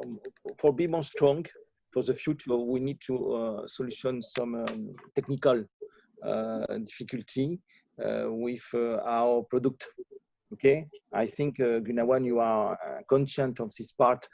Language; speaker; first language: English; non-native, learner; French